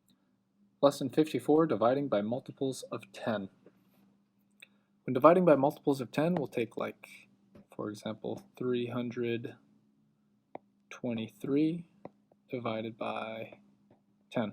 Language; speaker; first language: English; native; English